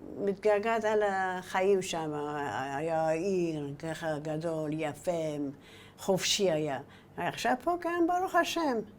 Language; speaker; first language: Hebrew; non-native, learner; Persian